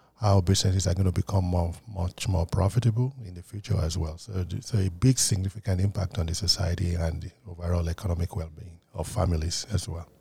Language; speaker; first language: English; non-native, local second language; Yoruba